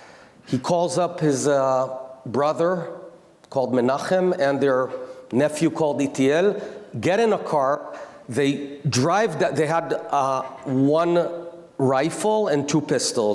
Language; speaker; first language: English; non-native, local second language; Hebrew